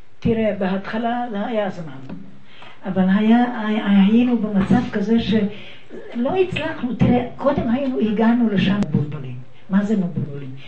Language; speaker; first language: Hebrew; non-native, fluent; Yiddish